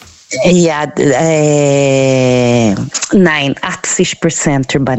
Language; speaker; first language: German; non-native, fluent; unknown